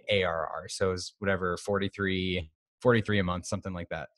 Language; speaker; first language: English; native; English